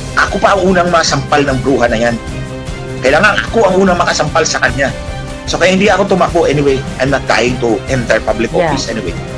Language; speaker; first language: Filipino; non-native, local second language; Waray